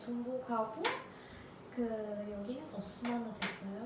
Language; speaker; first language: Korean; non-native, learner; Turkish